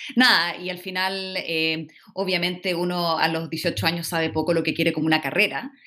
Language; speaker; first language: Spanish; native; Spanish